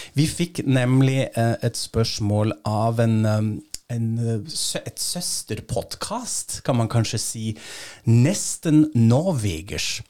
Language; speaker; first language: Norwegian; non-native, fluent; German